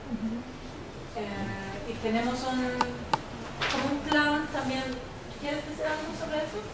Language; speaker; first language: Spanish; non-native, learner; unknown